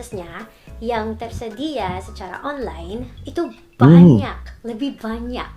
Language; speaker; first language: Indonesian; non-native, fluent; Filipino